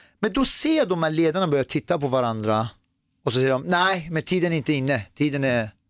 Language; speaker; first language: Swedish; early bilingual, other home language; Persian